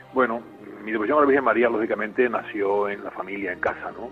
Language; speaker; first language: Spanish; native; Spanish